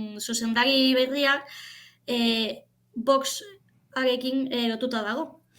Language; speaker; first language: Basque; non-native, fluent; Catalan